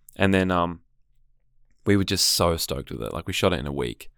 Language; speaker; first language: English; native; English